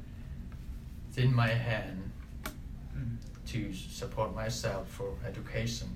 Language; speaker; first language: English; non-native, learner; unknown